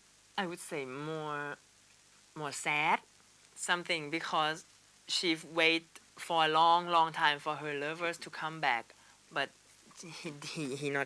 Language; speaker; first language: English; non-native, learner; Thai